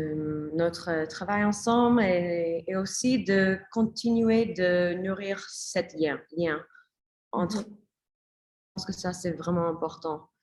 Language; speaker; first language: French; non-native, learner; English